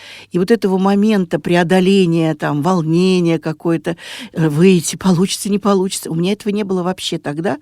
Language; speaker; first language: Russian; native; Russian